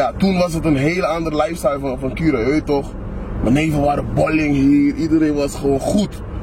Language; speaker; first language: Dutch; non-native, local second language; Papiamento